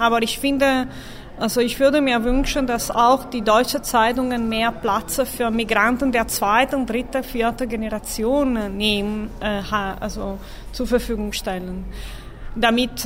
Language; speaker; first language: German; non-native, fluent; Italian